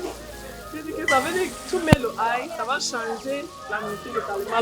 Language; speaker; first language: French; non-native, local second language; English